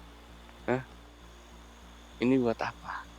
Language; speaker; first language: Indonesian; native; Indonesian